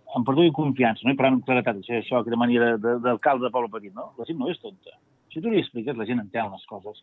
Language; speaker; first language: Catalan; native; Catalan